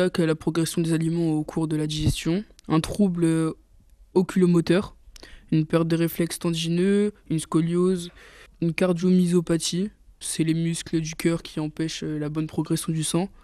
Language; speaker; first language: French; native; French